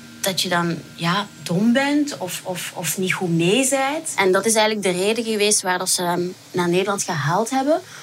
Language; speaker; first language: Dutch; native; Dutch